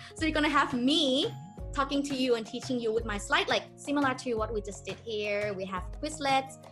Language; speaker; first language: English; non-native, fluent; Thai